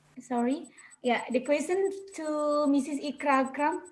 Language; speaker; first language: English; non-native, learner; Indonesian